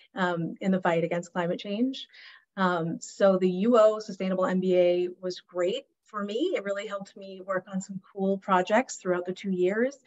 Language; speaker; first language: English; native; English